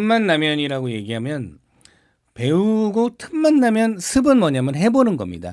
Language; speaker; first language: Korean; native; Korean